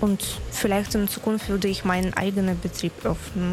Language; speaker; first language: German; non-native, learner; Russian